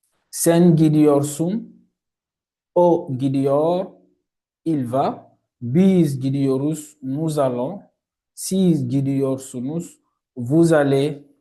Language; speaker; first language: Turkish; non-native, fluent; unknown